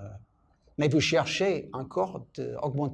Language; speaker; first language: French; non-native, fluent; English